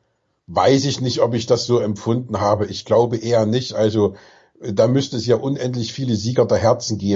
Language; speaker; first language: German; native; German